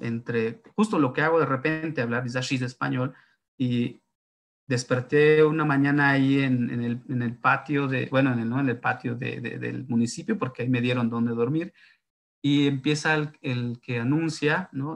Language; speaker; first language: Spanish; non-native, local second language; Zapotec